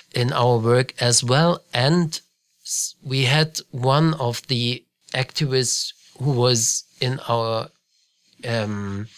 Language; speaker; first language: English; non-native, fluent; German